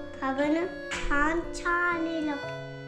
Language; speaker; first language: Korean; early bilingual, heritage; Korean